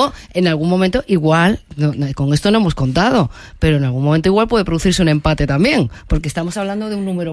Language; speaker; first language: Spanish; native; Spanish